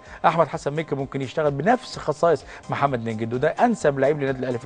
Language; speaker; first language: Arabic; native; Arabic